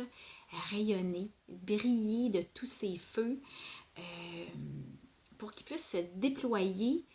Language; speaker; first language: French; native; French